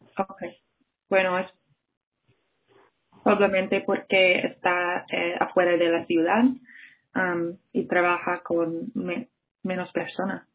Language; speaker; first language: Spanish; non-native, fluent; English